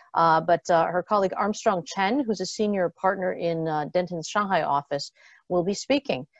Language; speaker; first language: English; native; English